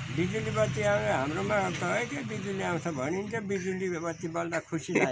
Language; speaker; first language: Nepali; non-native, local second language; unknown